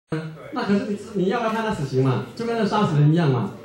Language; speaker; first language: Chinese; native; Chinese